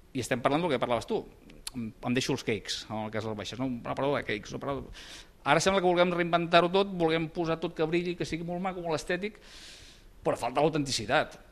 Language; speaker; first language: Catalan; native; Catalan